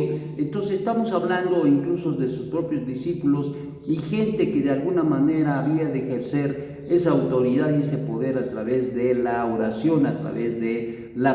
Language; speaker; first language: Spanish; native; Spanish